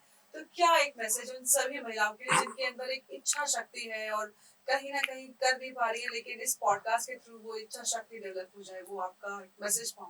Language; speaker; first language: Hindi; native; Hindi